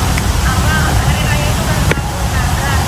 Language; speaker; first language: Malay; non-native, local second language; Javanese